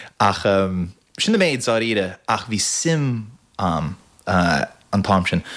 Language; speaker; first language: Irish; non-native, fluent; English